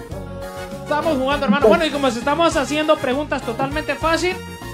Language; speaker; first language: Spanish; native; Spanish